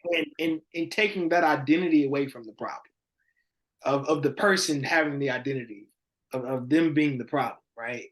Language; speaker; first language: English; native; English